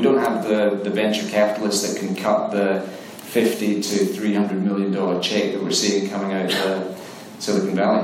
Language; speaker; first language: English; native; English